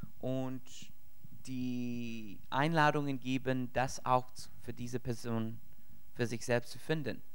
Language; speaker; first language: German; non-native, learner; English